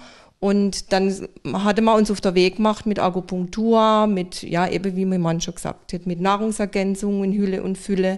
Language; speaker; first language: German; native; German